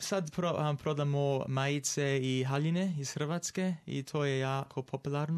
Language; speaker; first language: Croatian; early bilingual, heritage; English